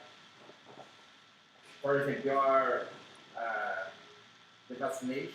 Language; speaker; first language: English; non-native, learner; Portuguese